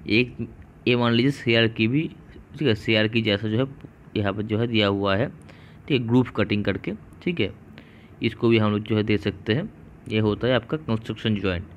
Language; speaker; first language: Hindi; non-native, local second language; Bangla